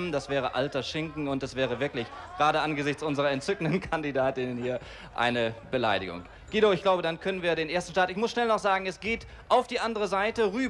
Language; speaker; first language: German; native; German